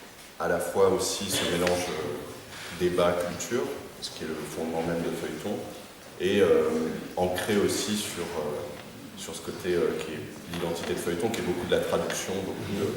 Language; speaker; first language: French; native; French